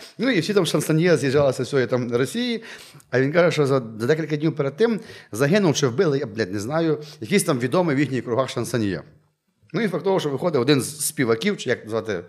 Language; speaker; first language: Ukrainian; native; Ukrainian